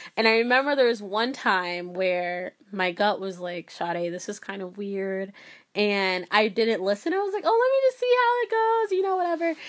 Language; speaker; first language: English; early bilingual, other home language; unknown